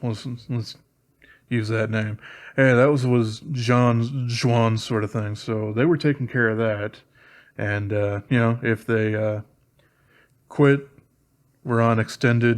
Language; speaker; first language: English; native; English